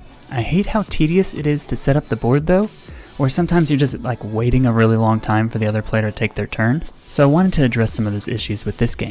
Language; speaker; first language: English; native; English